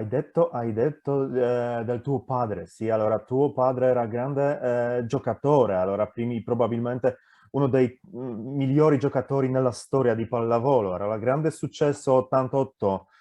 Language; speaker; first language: Italian; non-native, fluent; Polish